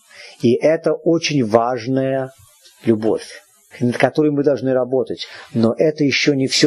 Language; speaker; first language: Russian; native; Russian